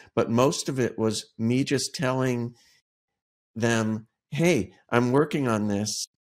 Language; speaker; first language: English; native; English